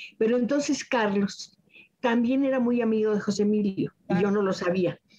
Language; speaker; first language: Spanish; native; Spanish